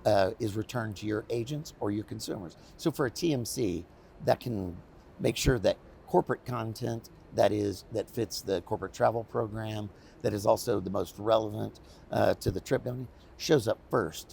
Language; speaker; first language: English; native; English